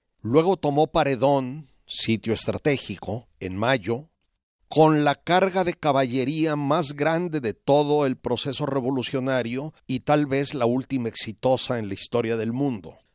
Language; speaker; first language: Spanish; native; Spanish